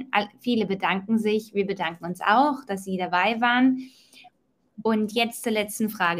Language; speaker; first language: German; native; German